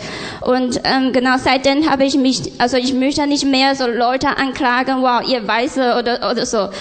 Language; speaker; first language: German; non-native, learner; Chinese